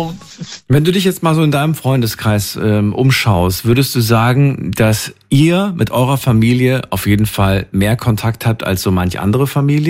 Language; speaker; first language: German; native; German